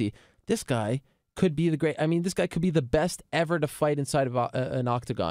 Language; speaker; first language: English; native; English